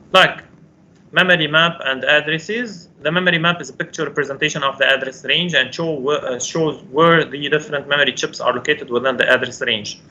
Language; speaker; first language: English; non-native, local second language; Arabic